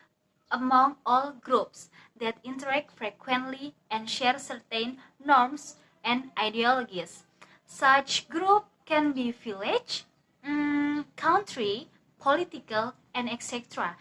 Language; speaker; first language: English; non-native, learner; Indonesian